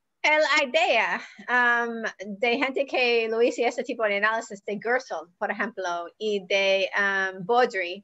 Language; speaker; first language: Spanish; non-native, learner; English